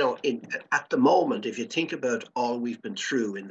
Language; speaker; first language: English; native; English